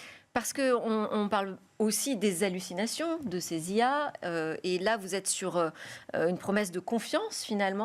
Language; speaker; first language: French; native; French